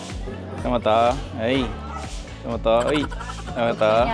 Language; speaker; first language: Filipino; native; Filipino